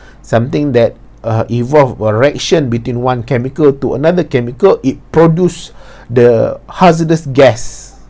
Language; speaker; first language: English; non-native, local second language; Malay